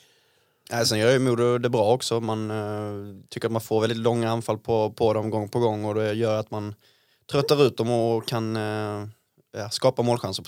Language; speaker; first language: Swedish; native; Swedish